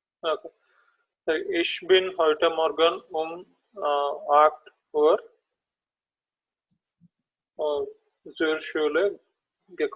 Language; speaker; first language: German; non-native, learner; Telugu